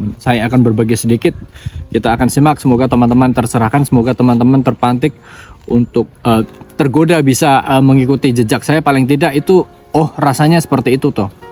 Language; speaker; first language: Indonesian; non-native, local second language; Javanese